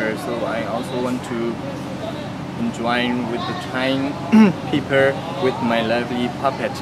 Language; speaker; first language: English; non-native, learner; Burmese